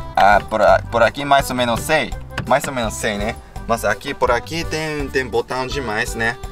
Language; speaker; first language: Portuguese; non-native, learner; Japanese